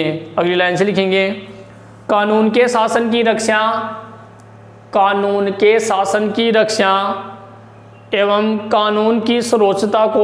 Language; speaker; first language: Hindi; native; Hindi